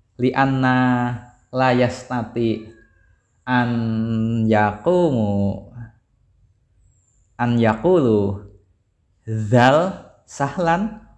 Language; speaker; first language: Arabic; non-native, learner; Javanese